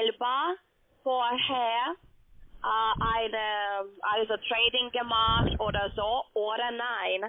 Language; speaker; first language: German; non-native, learner; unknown